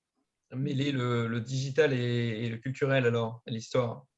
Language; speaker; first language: French; native; French